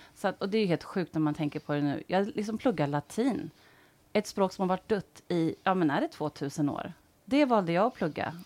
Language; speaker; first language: Swedish; native; Swedish